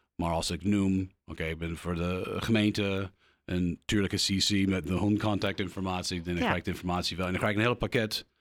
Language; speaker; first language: Dutch; non-native, learner; English